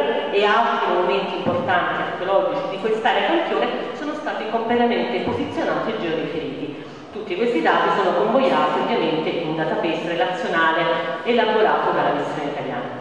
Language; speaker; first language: Italian; native; Italian